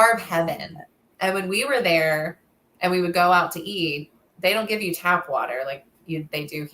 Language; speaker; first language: English; native; English